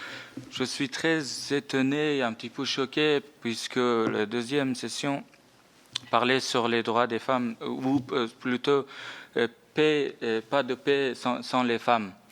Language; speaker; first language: French; non-native, fluent; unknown